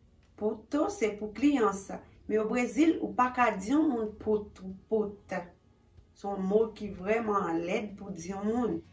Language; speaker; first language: French; non-native, local second language; Haitian Creole